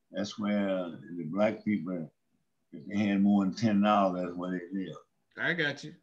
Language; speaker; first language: English; native; English